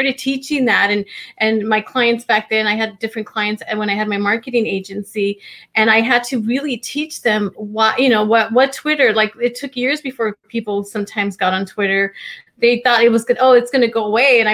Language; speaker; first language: English; native; English